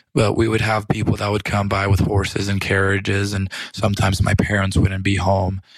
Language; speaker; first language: English; early bilingual, other home language; Romanian